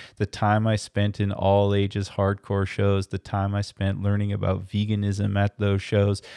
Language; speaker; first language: English; early bilingual, other home language; German